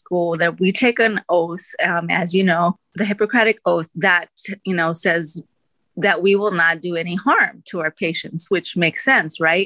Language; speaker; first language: English; native; English